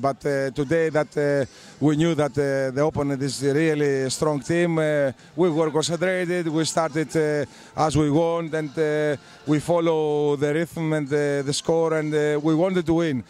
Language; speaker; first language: English; non-native, learner; Greek